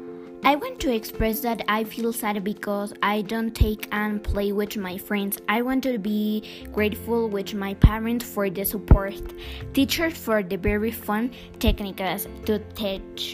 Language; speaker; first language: English; non-native, learner; Spanish